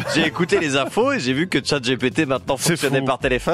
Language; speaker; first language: French; native; French